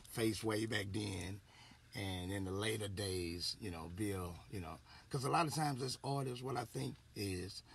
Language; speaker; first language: English; native; English